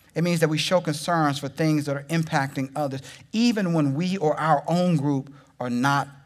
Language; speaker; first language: English; native; English